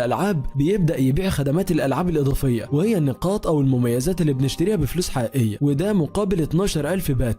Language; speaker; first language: Arabic; native; Arabic